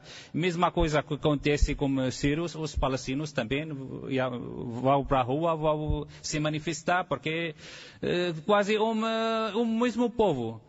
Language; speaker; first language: Portuguese; non-native, fluent; Arabic